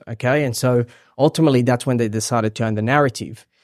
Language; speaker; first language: English; early bilingual, other home language; Hebrew